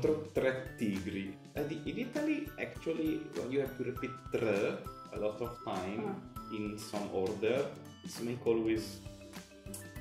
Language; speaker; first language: English; non-native, fluent; Italian